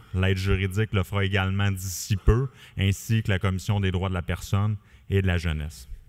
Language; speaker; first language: French; native; French